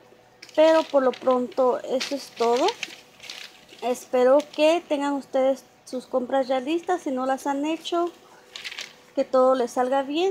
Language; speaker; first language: Spanish; native; Spanish